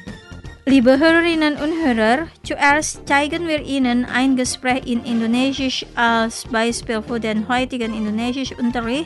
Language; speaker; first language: German; non-native, fluent; Indonesian